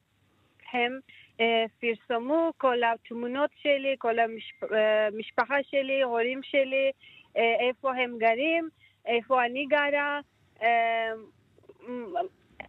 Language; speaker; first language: Hebrew; non-native, learner; Turkish